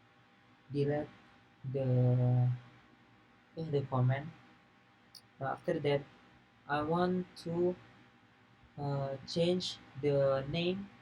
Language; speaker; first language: English; non-native, learner; Indonesian